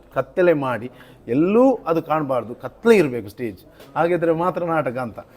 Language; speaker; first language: Kannada; native; Kannada